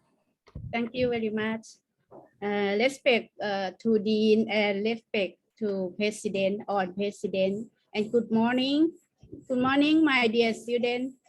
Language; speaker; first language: English; non-native, learner; Thai